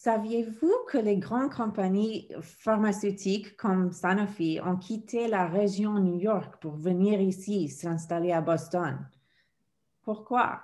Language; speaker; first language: French; non-native, fluent; English